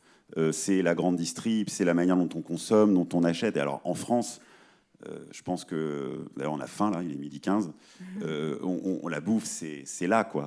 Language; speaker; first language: French; native; French